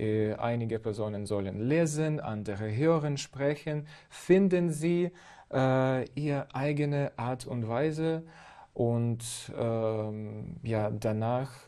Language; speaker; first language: German; non-native, fluent; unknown